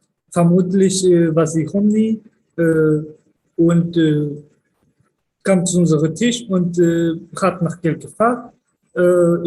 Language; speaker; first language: German; early bilingual, other home language; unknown